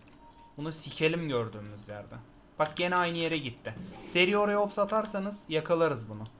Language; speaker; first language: Turkish; native; Turkish